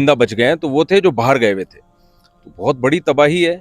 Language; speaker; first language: Urdu; native; Urdu